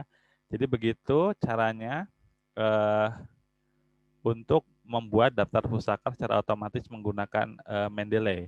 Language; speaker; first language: Indonesian; native; Indonesian